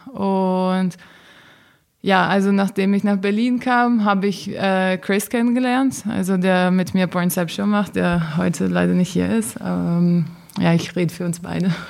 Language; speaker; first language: German; non-native, fluent; Portuguese